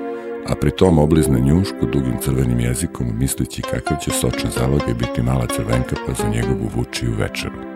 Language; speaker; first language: Serbian; native; Serbian